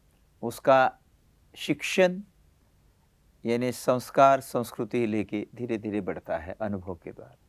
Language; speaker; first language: Hindi; native; Hindi